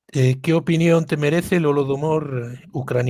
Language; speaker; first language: Spanish; native; Spanish